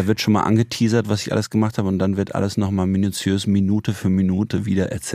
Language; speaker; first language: German; native; German